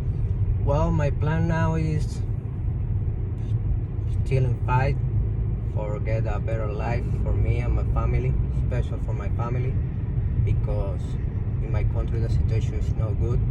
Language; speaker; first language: English; non-native, learner; Spanish